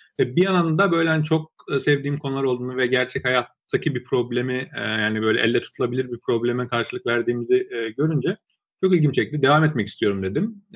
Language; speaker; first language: Turkish; early bilingual, other home language; Azerbaijani